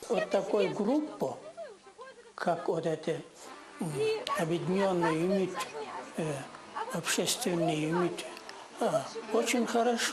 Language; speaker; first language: Russian; non-native, local second language; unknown